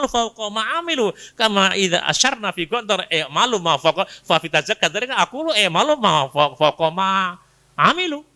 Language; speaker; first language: Arabic; non-native, fluent; Indonesian